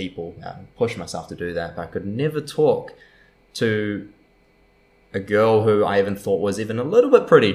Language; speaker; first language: English; native; English